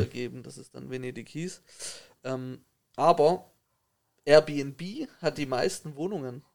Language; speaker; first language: German; native; German